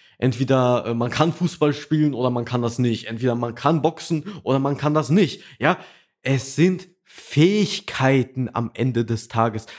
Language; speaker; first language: German; early bilingual, other home language; Russian